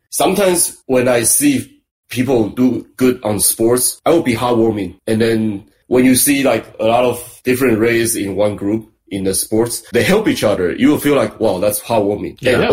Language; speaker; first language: English; non-native, fluent; Chinese